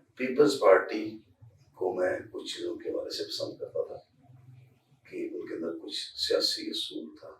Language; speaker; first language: Urdu; non-native, local second language; Punjabi